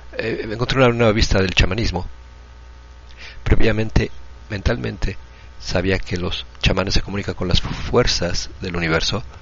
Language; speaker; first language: Spanish; non-native, fluent; Russian